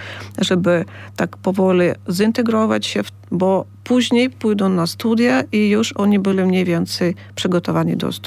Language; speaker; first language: Polish; non-native, fluent; Ukrainian